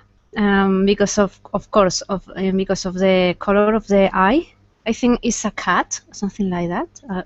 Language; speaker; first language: English; non-native, fluent; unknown